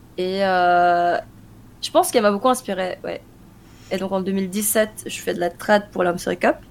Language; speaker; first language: French; early bilingual, other home language; Korean